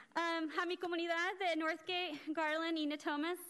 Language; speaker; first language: Spanish; early bilingual, other home language; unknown